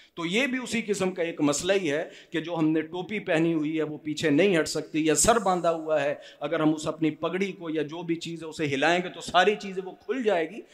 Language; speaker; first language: Urdu; non-native, local second language; Punjabi